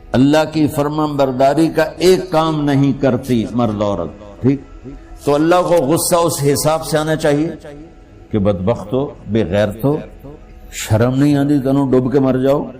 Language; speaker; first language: Urdu; non-native, local second language; Punjabi